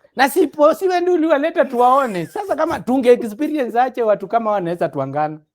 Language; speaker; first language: Swahili; native; Swahili